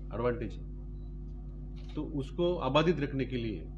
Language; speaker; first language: Hindi; non-native, local second language; Bangla